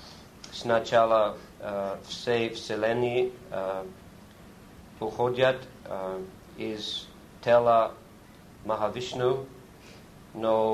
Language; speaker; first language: Russian; non-native, learner; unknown